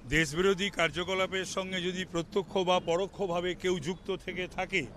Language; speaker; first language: Bangla; native; Bangla